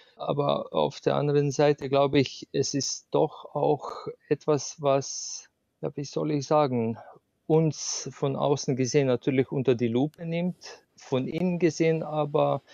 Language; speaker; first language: German; non-native, fluent; Slovenian